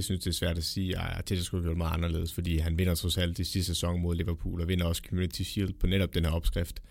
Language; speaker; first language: Danish; native; Danish